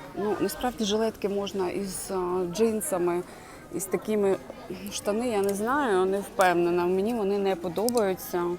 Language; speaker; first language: Ukrainian; native; Ukrainian